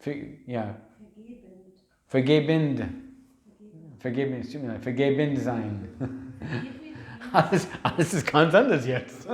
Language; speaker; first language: German; non-native, learner; English